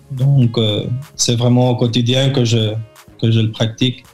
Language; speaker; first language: French; early bilingual, heritage; French